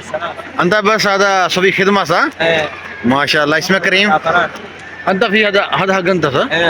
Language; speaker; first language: Arabic; non-native, learner; Urdu